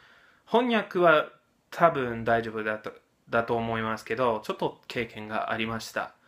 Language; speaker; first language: Japanese; non-native, fluent; English